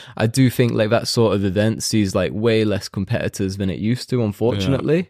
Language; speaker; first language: English; native; English